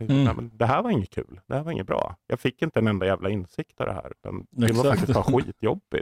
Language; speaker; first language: Swedish; native; Swedish